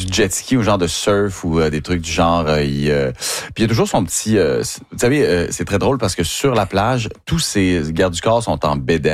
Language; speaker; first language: French; native; French